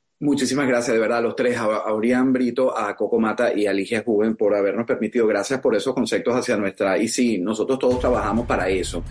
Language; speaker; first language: Spanish; native; Spanish